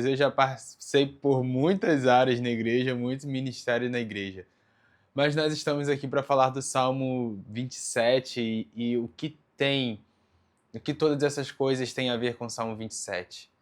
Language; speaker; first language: Portuguese; native; Portuguese